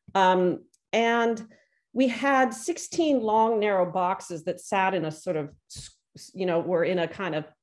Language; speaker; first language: English; native; English